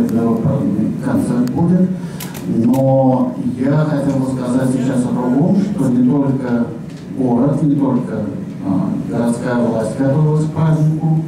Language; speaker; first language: Russian; native; Russian